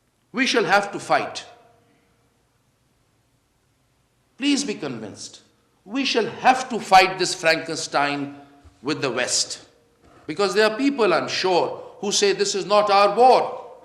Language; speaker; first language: English; non-native, local second language; Urdu